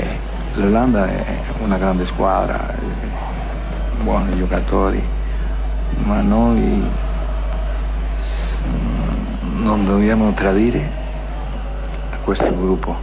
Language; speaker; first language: Italian; non-native, fluent; Spanish